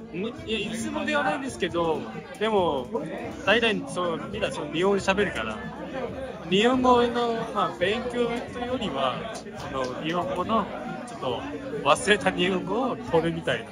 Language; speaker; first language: Japanese; non-native, fluent; Korean